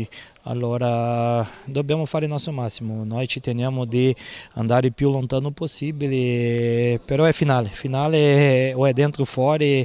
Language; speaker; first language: Italian; non-native, fluent; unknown